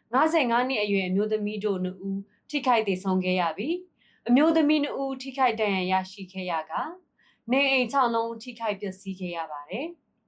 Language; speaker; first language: Burmese; non-native, local second language; S'gaw Karen